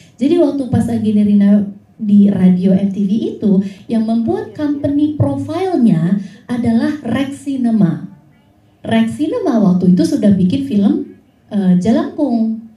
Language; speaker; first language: Indonesian; early bilingual, heritage; Indonesian